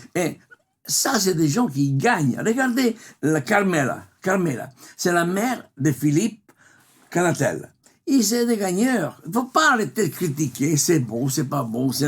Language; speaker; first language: French; non-native, fluent; Italian